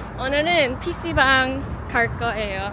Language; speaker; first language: Korean; non-native, learner; English